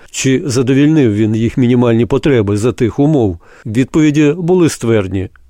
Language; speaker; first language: Ukrainian; native; Ukrainian